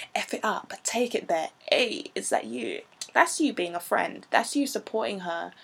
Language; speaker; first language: English; native; English